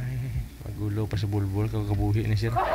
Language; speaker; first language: Filipino; native; Filipino